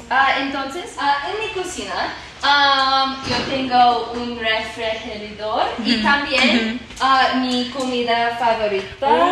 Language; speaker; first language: Spanish; non-native, learner; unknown